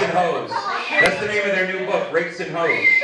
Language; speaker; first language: English; native; English